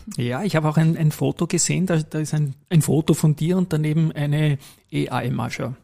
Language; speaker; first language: German; native; German